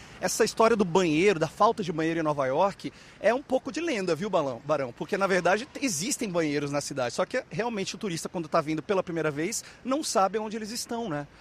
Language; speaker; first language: Portuguese; native; Portuguese